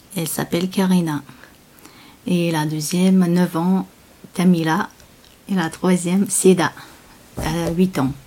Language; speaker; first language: French; non-native, learner; Chechen